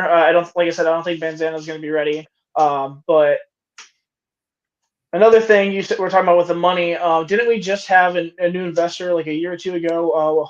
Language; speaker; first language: English; native; English